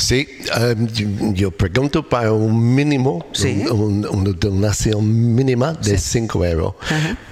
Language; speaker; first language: Spanish; non-native, learner; English